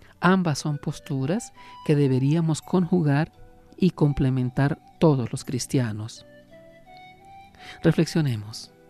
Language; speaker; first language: Spanish; native; Spanish